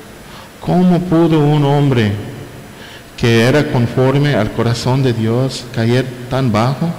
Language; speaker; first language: Spanish; non-native, fluent; English